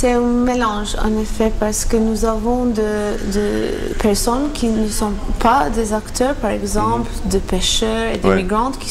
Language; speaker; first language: French; non-native, learner; Maltese